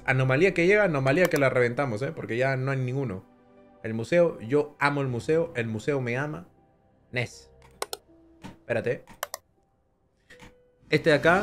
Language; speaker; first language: Spanish; native; Spanish